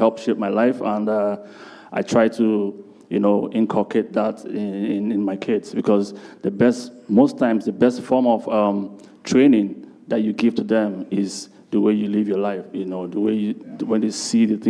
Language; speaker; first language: English; non-native, local second language; Igbo